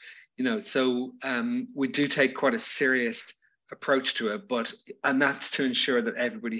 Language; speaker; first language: English; native; English